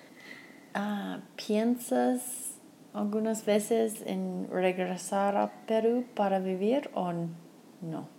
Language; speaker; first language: Spanish; non-native, fluent; English